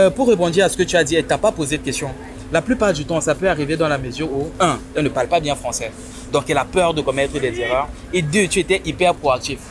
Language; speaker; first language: French; native; French